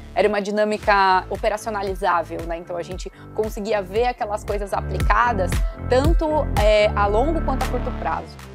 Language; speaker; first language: Portuguese; native; Portuguese